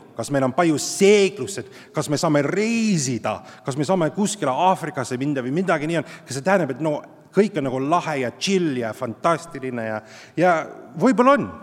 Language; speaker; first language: Estonian; non-native, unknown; English